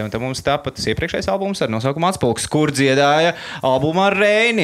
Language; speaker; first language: Latvian; native; Latvian